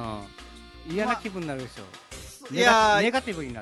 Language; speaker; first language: Japanese; native; Japanese